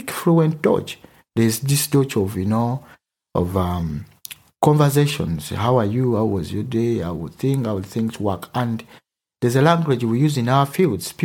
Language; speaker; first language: English; non-native, local second language; Ganda